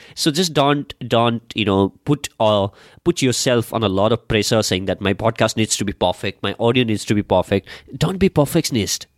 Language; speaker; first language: English; non-native, local second language; Nepali